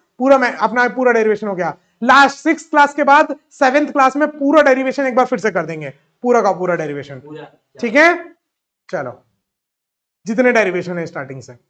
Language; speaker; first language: Hindi; native; Hindi